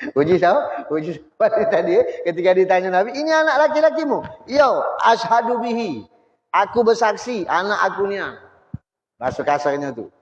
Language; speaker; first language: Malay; native; Malay